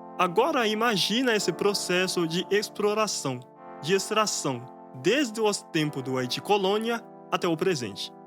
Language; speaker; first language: Portuguese; non-native, fluent; Haitian Creole